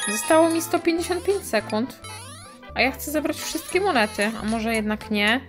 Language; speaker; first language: Polish; native; Polish